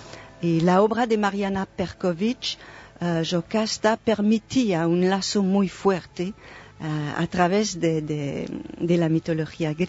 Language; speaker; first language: Spanish; non-native, fluent; French